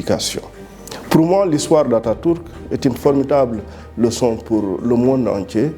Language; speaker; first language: French; non-native, local second language; Wolof